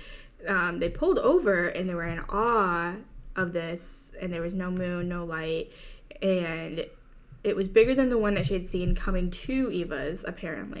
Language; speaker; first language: English; native; English